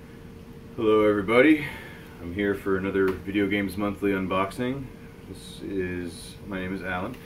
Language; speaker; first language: English; native; English